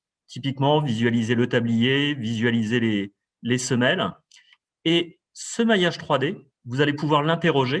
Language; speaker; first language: French; native; French